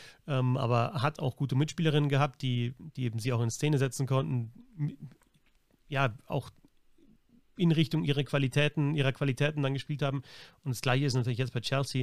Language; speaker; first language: German; native; German